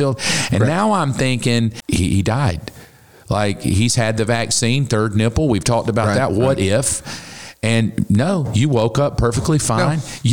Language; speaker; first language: English; native; English